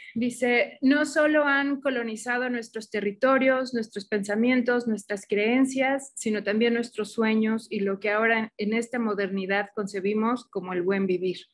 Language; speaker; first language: Spanish; native; Spanish